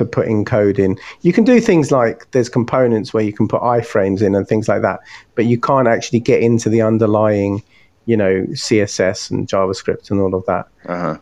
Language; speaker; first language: English; native; English